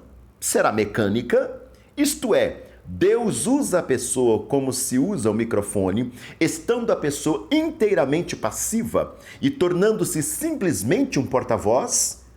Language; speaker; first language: Portuguese; native; Portuguese